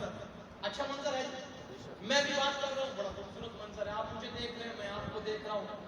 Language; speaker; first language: Urdu; native; Urdu